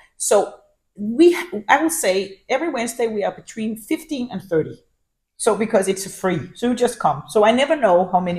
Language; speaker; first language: English; non-native, fluent; Danish